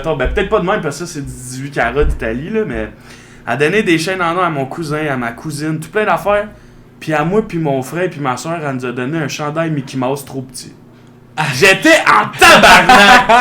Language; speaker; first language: French; native; French